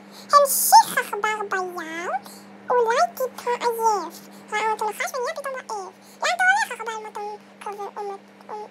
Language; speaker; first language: Hebrew; native; Hebrew